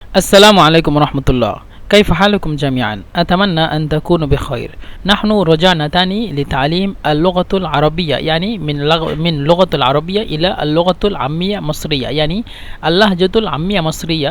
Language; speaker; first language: Arabic; non-native, fluent; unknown